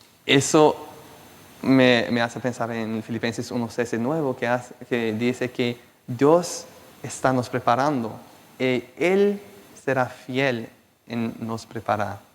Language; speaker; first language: Spanish; non-native, fluent; Portuguese